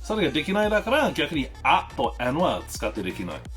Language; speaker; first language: Japanese; non-native, learner; English